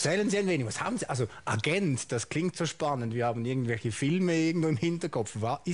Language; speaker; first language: German; native; German